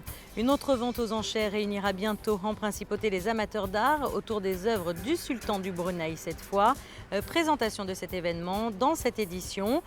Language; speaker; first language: French; native; French